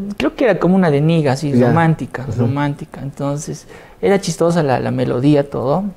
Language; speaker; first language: Spanish; native; Spanish